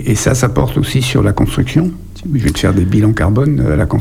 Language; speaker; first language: French; native; French